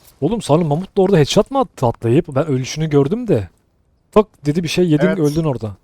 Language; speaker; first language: Turkish; native; Turkish